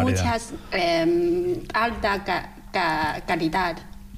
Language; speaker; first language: Spanish; non-native, learner; Chinese